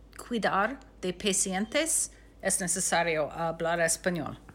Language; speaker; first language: Spanish; non-native, learner; English